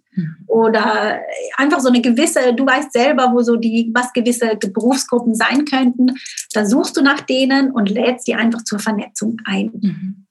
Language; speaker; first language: German; native; German